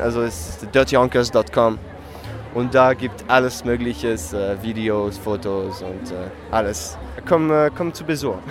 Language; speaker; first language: German; non-native, fluent; French